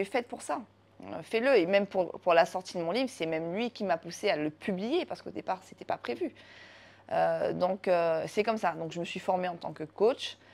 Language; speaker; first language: French; native; French